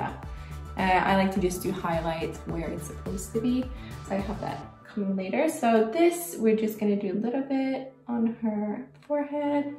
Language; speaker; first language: English; non-native, fluent; Swedish